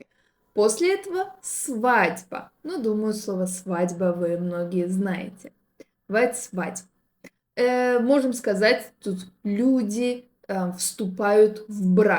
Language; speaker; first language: Russian; non-native, fluent; Azerbaijani